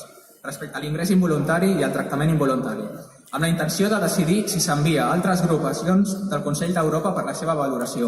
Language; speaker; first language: Catalan; native; Catalan